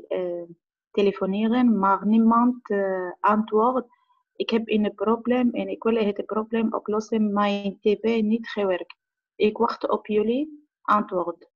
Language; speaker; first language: Dutch; non-native, learner; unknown